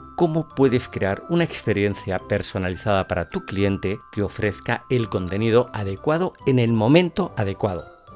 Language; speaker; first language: Spanish; native; Spanish